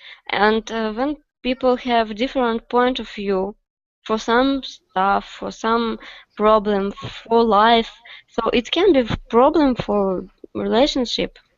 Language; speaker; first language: English; non-native, learner; Russian